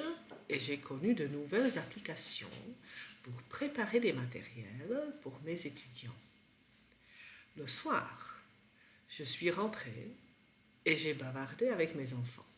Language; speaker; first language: French; non-native, fluent; Czech